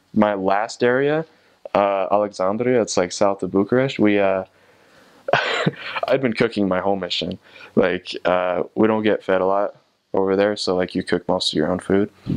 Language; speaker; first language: English; native; English